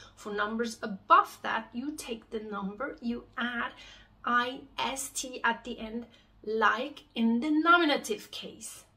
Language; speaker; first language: English; non-native, fluent; Swiss German